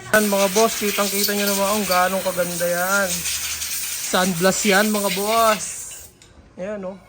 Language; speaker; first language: Filipino; native; Filipino